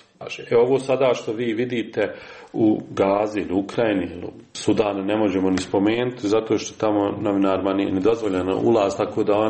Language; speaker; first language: Serbian; native; Serbian